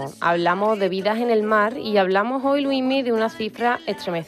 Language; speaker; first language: Spanish; native; Spanish